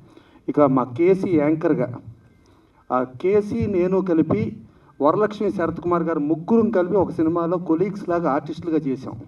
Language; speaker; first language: Telugu; native; Telugu